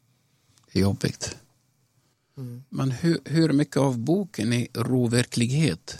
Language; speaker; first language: Swedish; non-native, local second language; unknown